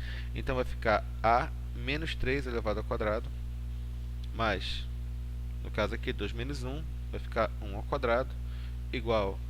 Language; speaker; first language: Portuguese; native; Portuguese